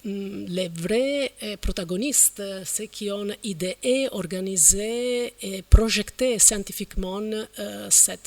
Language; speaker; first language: French; non-native, fluent; Italian